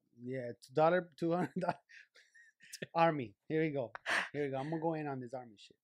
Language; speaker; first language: English; early bilingual, other home language; Spanish